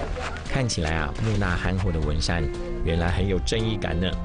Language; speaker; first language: Chinese; native; Chinese